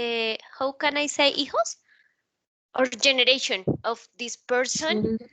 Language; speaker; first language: English; non-native, learner; Spanish